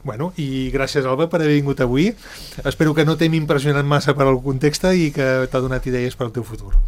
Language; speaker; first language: Catalan; native; Catalan